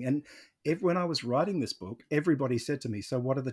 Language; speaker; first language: English; native; English